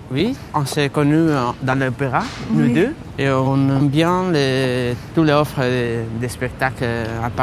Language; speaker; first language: French; non-native, fluent; Spanish